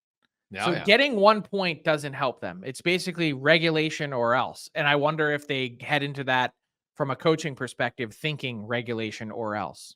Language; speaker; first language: English; native; English